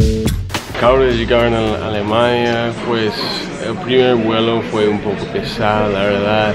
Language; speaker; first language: Spanish; non-native, fluent; English